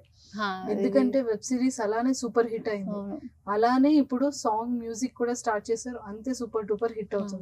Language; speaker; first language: Telugu; native; Telugu